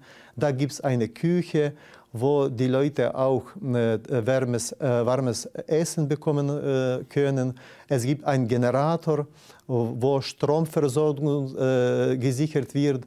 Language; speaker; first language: German; non-native, fluent; Ukrainian